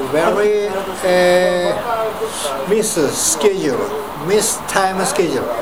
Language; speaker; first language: English; non-native, learner; Japanese